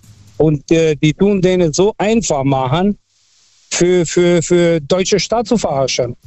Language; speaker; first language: German; early bilingual, other home language; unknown